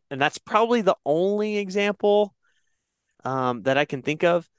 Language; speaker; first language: English; native; English